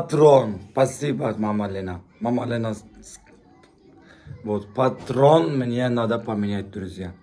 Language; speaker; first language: Russian; non-native, learner; Turkish